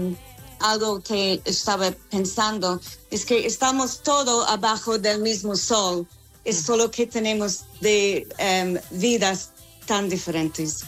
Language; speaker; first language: Spanish; non-native, learner; English